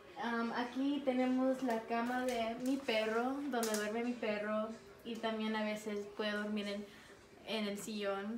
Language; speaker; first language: Spanish; early bilingual, heritage; Spanish